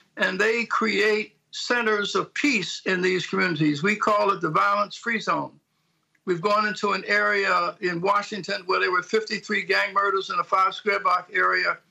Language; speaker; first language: English; native; English